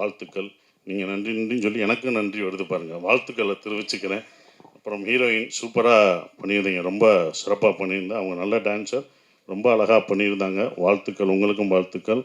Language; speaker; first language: Tamil; native; Tamil